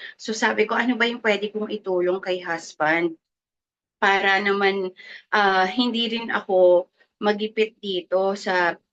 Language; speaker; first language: Filipino; native; Filipino